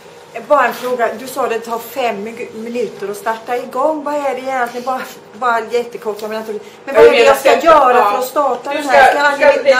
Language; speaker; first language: Swedish; native; Swedish